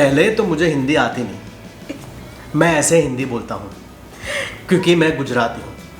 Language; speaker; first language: Hindi; non-native, local second language; Gujarati